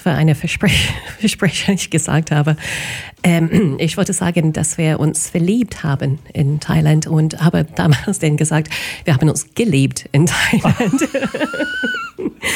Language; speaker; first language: German; non-native, fluent; English